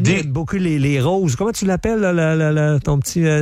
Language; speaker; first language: French; native; French